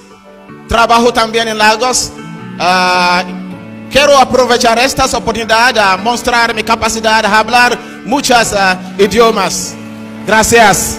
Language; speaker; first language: Spanish; non-native, fluent; Yoruba